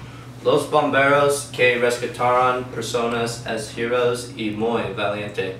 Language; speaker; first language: Spanish; non-native, learner; English